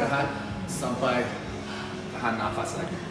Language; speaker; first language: Indonesian; non-native, fluent; English